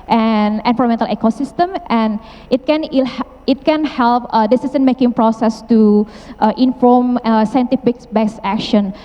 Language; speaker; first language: English; non-native, fluent; Indonesian